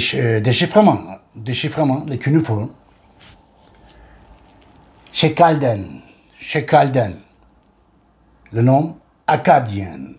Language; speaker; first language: French; non-native, learner; Turkish